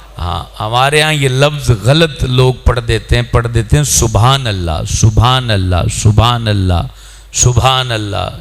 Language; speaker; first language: Urdu; non-native, local second language; Punjabi